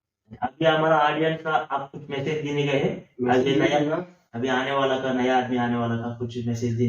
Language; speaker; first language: Hindi; non-native, local second language; Telugu